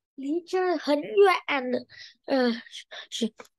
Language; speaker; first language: Chinese; non-native, learner; Vietnamese